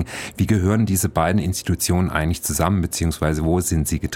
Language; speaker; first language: German; native; German